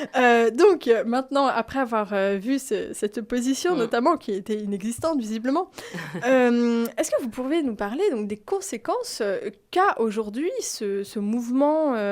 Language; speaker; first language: French; native; French